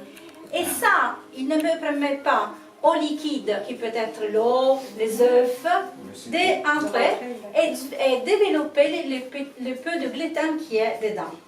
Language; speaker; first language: French; non-native, learner; Italian